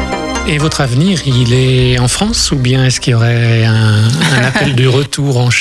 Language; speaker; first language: French; native; French